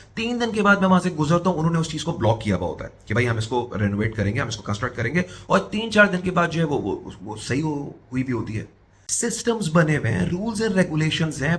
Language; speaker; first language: Urdu; native; Urdu